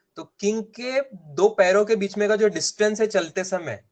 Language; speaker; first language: Hindi; non-native, local second language; Marathi